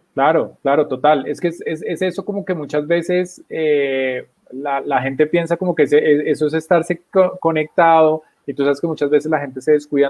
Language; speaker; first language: Spanish; native; Spanish